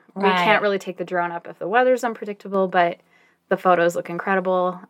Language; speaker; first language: English; native; English